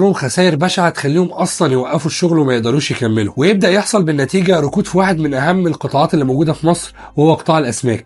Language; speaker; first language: Arabic; native; Arabic